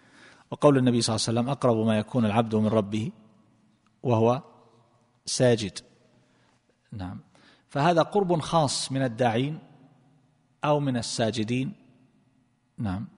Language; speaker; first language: Arabic; native; Arabic